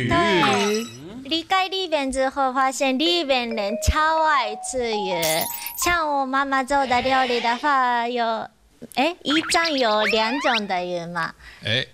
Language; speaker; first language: Chinese; non-native, fluent; Japanese